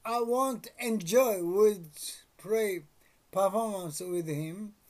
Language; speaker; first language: English; non-native, learner; Japanese